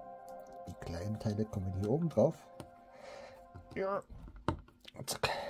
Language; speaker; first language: German; native; German